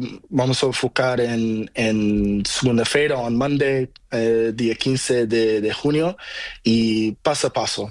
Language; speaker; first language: Spanish; non-native, learner; Portuguese